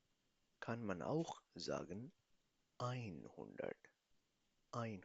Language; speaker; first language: German; non-native, fluent; Urdu